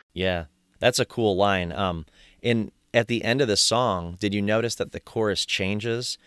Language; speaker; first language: English; native; English